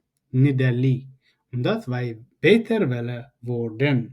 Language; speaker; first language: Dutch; non-native, learner; Tigrinya